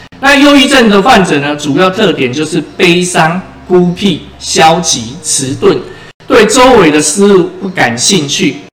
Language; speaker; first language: Chinese; native; Chinese